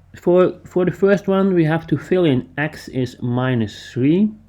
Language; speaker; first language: English; non-native, fluent; Dutch